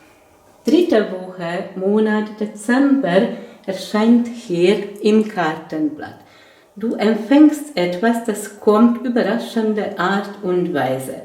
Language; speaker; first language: German; non-native, fluent; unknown